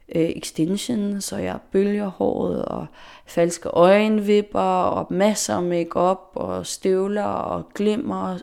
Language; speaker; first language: Danish; non-native, local second language; Faroese